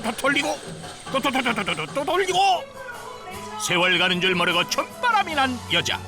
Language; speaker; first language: Korean; native; Korean